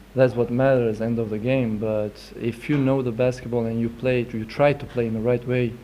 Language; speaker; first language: English; non-native, fluent; Turkish